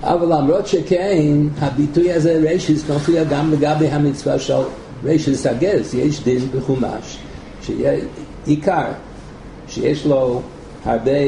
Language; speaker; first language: Hebrew; non-native, fluent; English